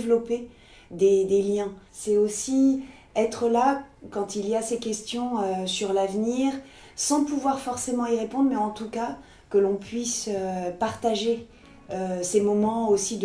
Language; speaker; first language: French; native; French